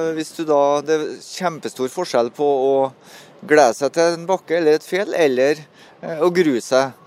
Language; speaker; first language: Norwegian; native; Norwegian